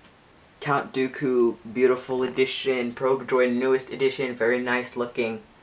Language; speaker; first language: English; native; English